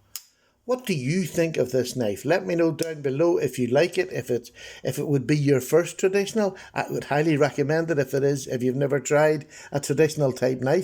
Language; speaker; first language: English; native; English